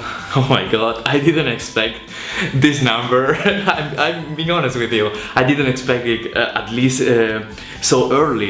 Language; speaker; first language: English; non-native, fluent; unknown